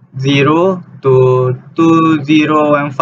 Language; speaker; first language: English; non-native, local second language; Malay